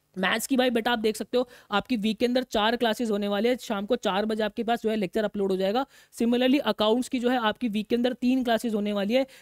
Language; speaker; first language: Hindi; native; Hindi